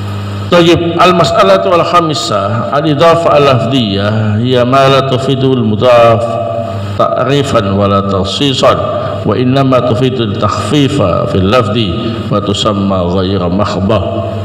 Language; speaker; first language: Arabic; non-native, fluent; Indonesian